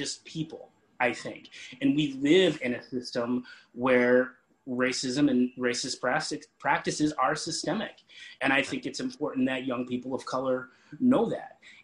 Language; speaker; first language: English; native; English